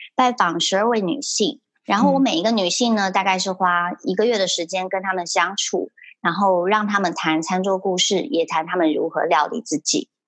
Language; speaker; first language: Chinese; early bilingual, heritage; Chinese